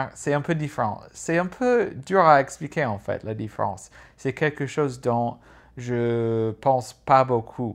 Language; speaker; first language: French; non-native, fluent; English